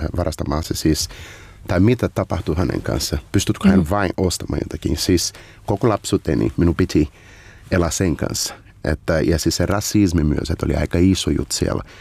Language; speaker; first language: Finnish; non-native, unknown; Portuguese